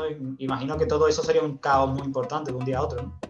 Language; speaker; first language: Spanish; native; Spanish